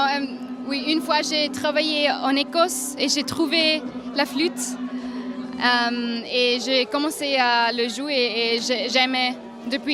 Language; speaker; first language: French; non-native, local second language; German